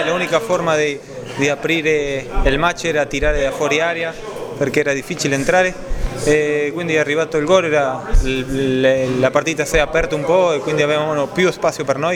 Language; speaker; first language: Italian; non-native, fluent; Spanish